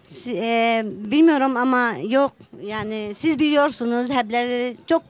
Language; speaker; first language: Turkish; early bilingual, heritage; Turkish